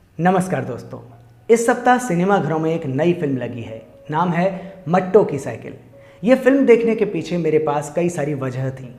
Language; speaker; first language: Hindi; native; Hindi